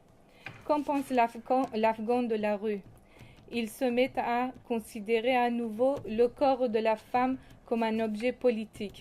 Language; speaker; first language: French; non-native, fluent; Persian